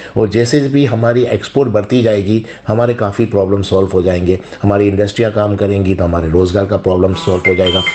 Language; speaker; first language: Urdu; non-native, local second language; Sindhi